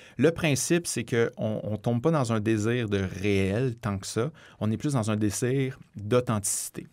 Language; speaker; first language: French; native; French